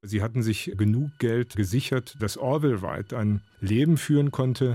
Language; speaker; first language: German; native; German